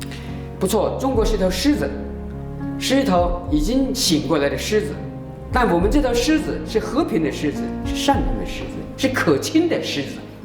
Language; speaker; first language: Chinese; native; Chinese